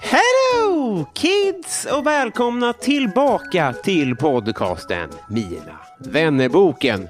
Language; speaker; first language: Swedish; native; Swedish